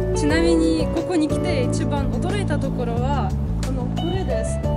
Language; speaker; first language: Japanese; non-native, fluent; Russian